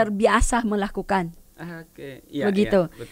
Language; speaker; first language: Indonesian; non-native, learner; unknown